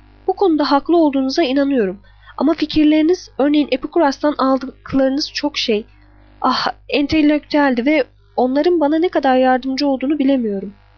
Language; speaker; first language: Turkish; native; Turkish